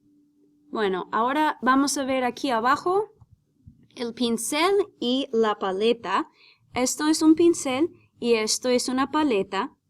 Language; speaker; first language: Spanish; non-native, fluent; English